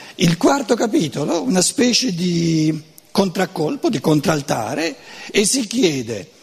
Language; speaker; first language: Italian; non-native, local second language; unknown